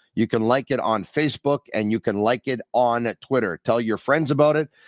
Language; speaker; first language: English; native; English